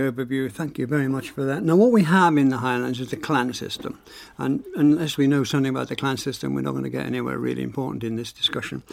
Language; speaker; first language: English; native; English